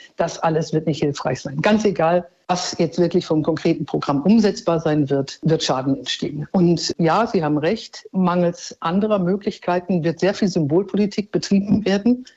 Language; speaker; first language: German; native; German